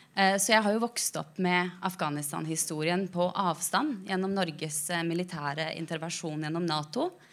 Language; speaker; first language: Norwegian; early bilingual, other home language; Persian